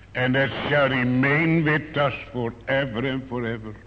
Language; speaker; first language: English; non-native, fluent; Dutch